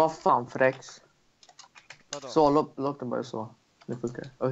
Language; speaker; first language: Swedish; native; Swedish